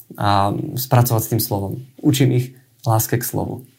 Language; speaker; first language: Slovak; native; Slovak